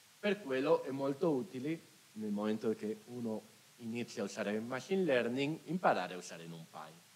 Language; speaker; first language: Italian; non-native, fluent; Spanish